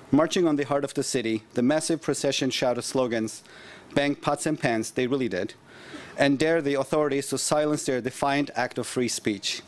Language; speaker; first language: English; non-native, fluent; Turkish